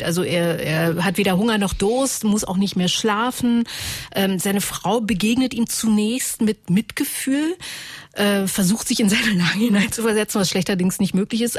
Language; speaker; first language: German; native; German